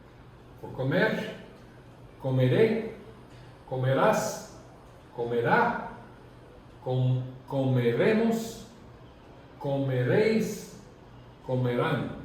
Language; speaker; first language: Spanish; non-native, learner; English